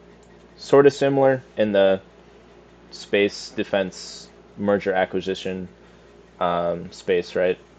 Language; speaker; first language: English; native; English